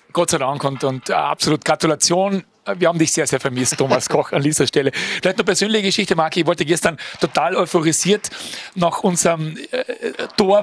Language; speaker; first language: German; native; German